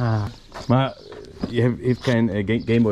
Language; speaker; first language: Dutch; non-native, learner; German